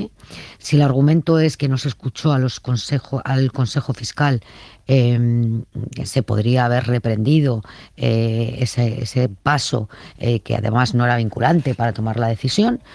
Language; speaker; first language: Spanish; native; Spanish